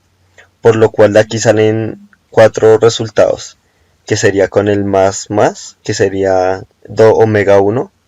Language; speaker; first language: Spanish; native; Spanish